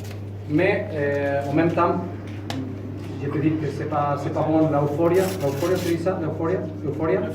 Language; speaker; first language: French; non-native, fluent; Spanish